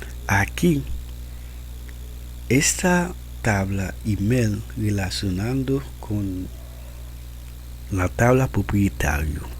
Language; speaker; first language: Spanish; non-native, learner; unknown